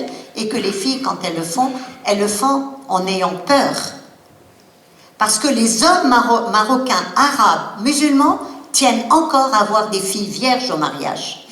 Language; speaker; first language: French; non-native, local second language; Arabic